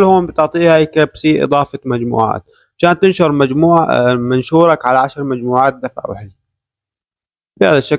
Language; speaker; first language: Arabic; native; Arabic